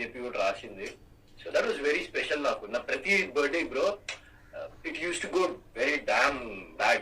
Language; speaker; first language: Telugu; native; Telugu